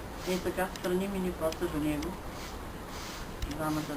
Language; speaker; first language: Bulgarian; native; Bulgarian